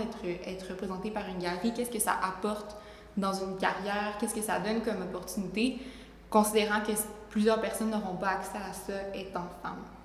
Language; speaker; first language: French; native; French